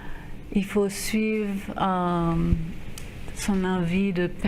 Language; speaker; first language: French; non-native, local second language; Haitian Creole